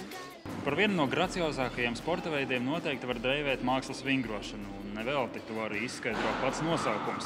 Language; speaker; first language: Latvian; native; Latvian